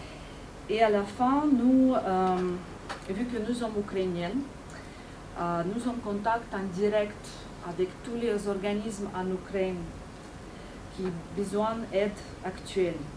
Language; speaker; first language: French; non-native, fluent; Ukrainian